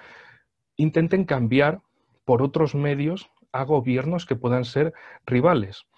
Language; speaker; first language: Spanish; native; Spanish